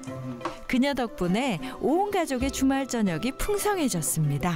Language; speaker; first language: Korean; native; Korean